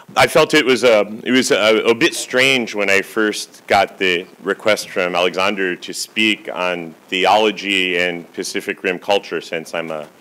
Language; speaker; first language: English; native; English